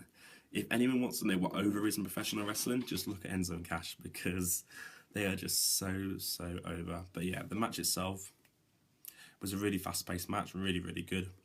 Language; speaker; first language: English; native; English